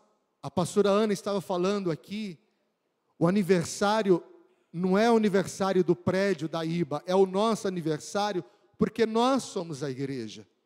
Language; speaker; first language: Portuguese; native; Portuguese